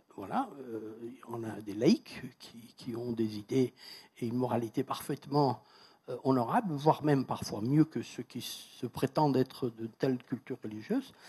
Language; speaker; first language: French; non-native, fluent; Persian